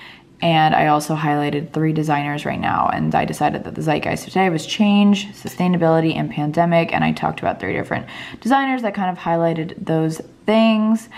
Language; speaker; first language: English; native; English